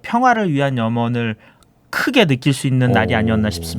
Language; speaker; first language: Korean; native; Korean